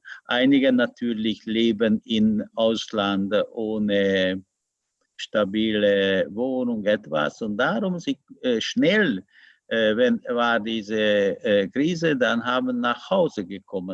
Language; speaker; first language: German; non-native, learner; Hungarian